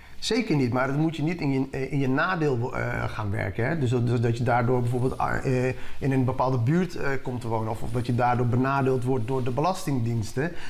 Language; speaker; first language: Dutch; early bilingual, other home language; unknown